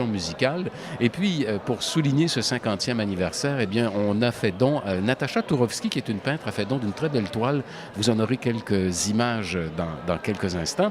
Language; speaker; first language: French; native; French